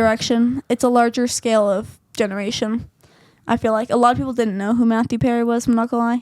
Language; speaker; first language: English; native; English